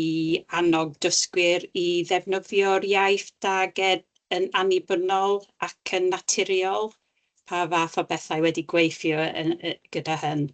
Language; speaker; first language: Welsh; non-native, local second language; English